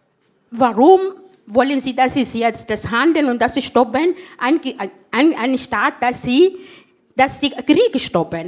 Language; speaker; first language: German; non-native, fluent; Arabic